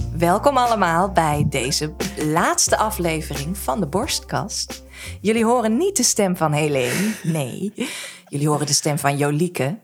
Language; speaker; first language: Dutch; native; Dutch